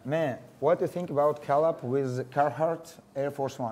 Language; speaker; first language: English; non-native, learner; Russian